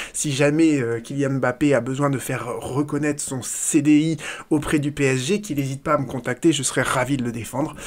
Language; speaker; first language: French; native; French